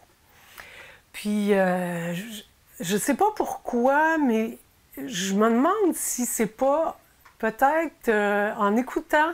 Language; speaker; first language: French; native; French